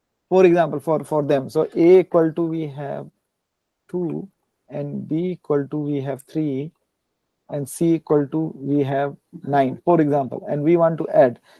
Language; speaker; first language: English; non-native, learner; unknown